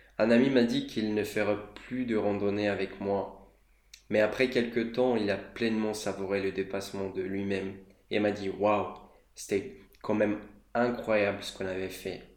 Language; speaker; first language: French; non-native, fluent; Romanian